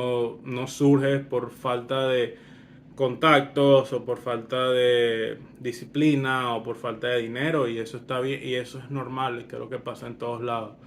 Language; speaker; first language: Spanish; early bilingual, other home language; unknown